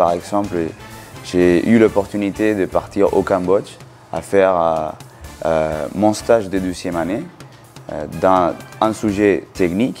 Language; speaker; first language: French; non-native, fluent; Spanish